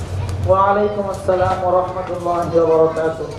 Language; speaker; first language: Arabic; non-native, learner; Bangla